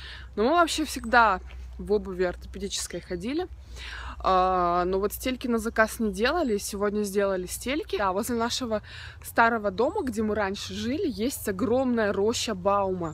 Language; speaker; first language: Russian; native; Russian